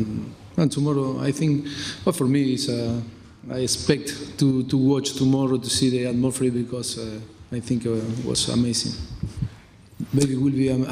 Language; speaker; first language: English; non-native, fluent; Spanish